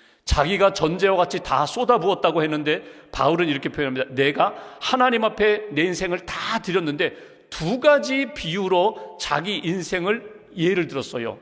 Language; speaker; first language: Korean; native; Korean